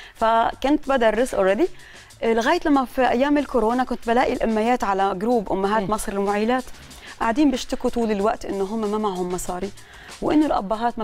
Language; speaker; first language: Arabic; native; Arabic